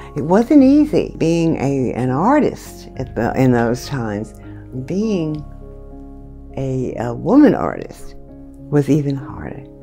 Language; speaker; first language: English; native; English